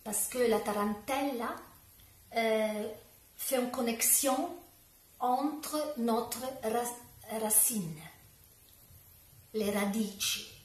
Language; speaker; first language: French; non-native, learner; Italian